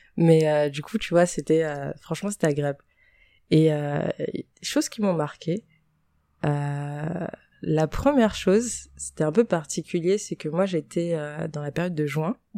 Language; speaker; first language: French; early bilingual, other home language; Upper Guinea Crioulo